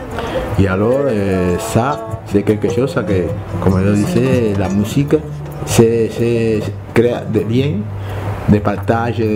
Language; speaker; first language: French; non-native, fluent; Spanish